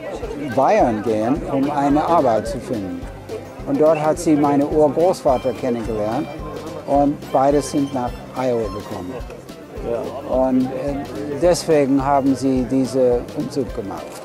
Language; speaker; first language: German; non-native, learner; English